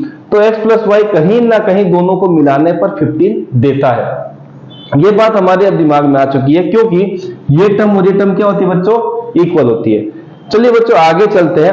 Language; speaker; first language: Hindi; native; Hindi